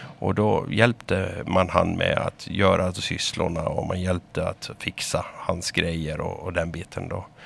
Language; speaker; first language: Swedish; native; Swedish